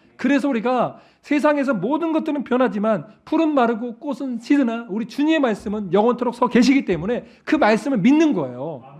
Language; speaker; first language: Korean; native; Korean